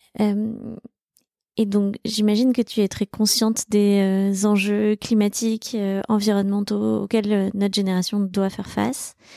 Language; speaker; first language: French; native; French